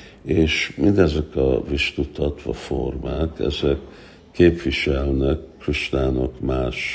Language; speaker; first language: Hungarian; early bilingual, heritage; Hungarian